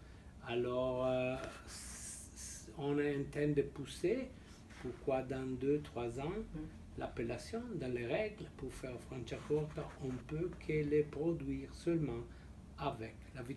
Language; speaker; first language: French; non-native, fluent; Italian